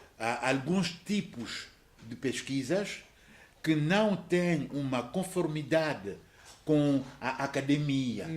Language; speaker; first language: Portuguese; non-native, fluent; French